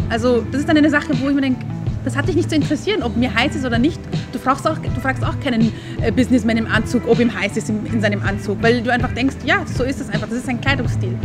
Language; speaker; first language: German; early bilingual, other home language; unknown